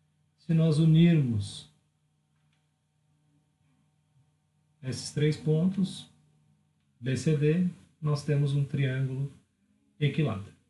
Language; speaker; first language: Portuguese; native; Portuguese